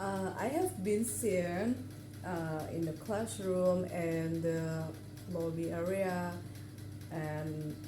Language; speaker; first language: English; non-native, learner; Indonesian